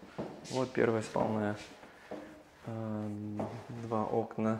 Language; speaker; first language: Russian; non-native, learner; English